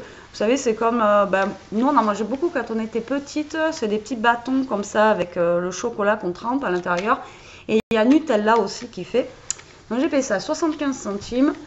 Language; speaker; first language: French; native; French